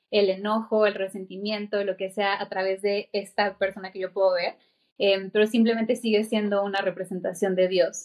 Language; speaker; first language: Spanish; native; Spanish